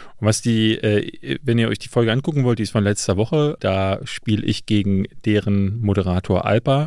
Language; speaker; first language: German; native; German